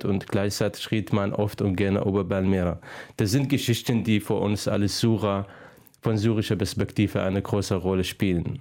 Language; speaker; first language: German; non-native, fluent; Arabic